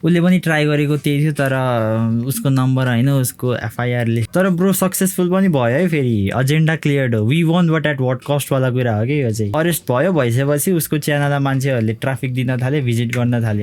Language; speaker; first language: Nepali; native; Nepali